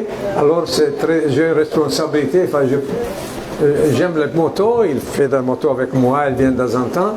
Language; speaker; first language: French; non-native, fluent; Italian